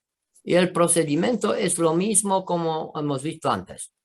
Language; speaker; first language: Spanish; non-native, fluent; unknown